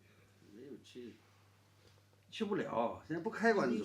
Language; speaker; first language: Chinese; native; Chinese